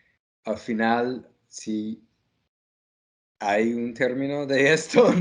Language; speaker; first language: Spanish; non-native, fluent; English